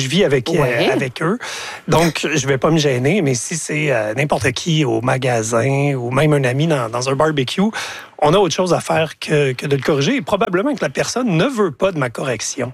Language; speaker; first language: French; native; French